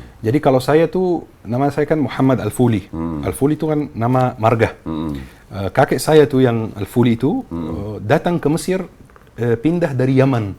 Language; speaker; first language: Indonesian; non-native, fluent; Arabic